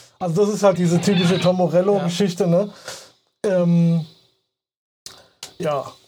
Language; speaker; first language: German; native; German